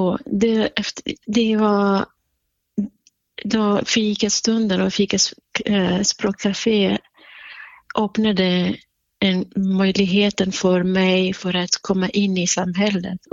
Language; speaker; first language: Swedish; non-native, fluent; Kurdish